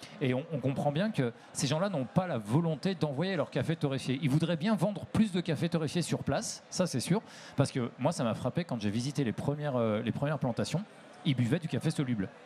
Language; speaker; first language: French; native; French